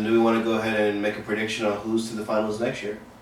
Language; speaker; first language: English; native; English